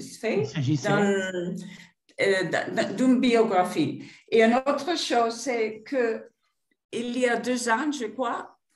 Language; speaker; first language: French; non-native, fluent; Spanish